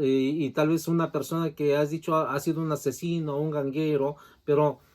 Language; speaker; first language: Spanish; native; Spanish